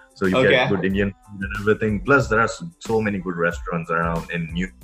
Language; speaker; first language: English; non-native, local second language; Gujarati